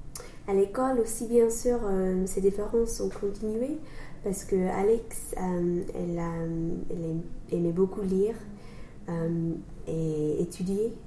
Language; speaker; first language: French; non-native, learner; English